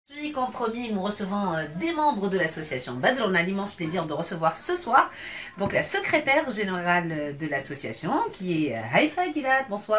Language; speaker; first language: French; non-native, local second language; Arabic